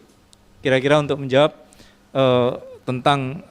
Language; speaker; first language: Indonesian; native; Indonesian